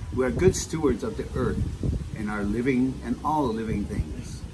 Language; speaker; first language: English; native; English